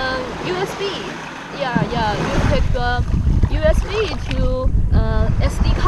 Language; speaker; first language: English; non-native, learner; Chinese